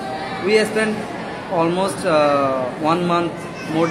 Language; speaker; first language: English; non-native, learner; Rohingya